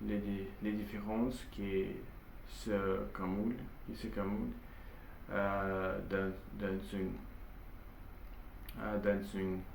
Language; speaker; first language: French; non-native, learner; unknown